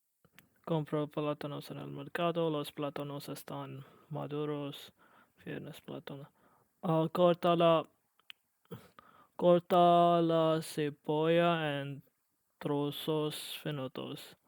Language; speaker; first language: Spanish; non-native, learner; English